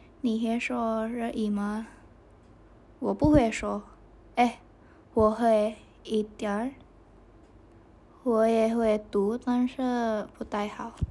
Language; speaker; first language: Chinese; non-native, learner; Indonesian